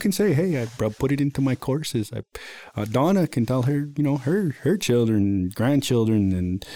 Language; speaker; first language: English; native; English